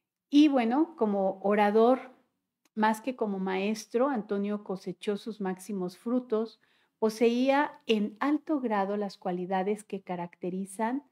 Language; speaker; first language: Spanish; native; Spanish